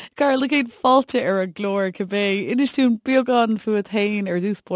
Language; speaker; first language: Irish; native; Irish